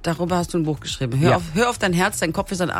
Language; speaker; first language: German; native; German